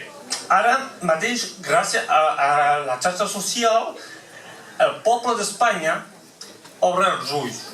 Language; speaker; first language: Catalan; non-native, local second language; French